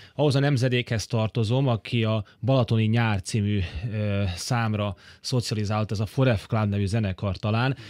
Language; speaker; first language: Hungarian; native; Hungarian